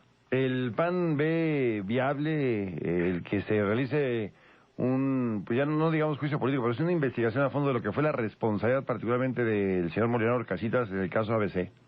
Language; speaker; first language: Spanish; native; Spanish